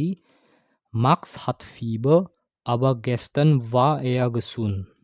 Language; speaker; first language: German; non-native, fluent; Indonesian